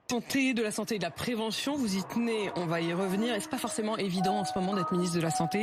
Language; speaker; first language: French; native; French